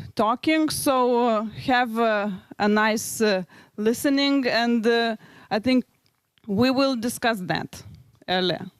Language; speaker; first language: English; non-native, learner; Lithuanian